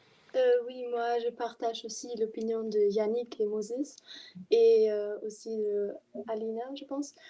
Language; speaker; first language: French; non-native, fluent; German